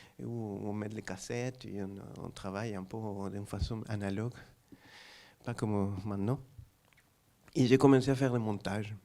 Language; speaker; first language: French; non-native, fluent; Spanish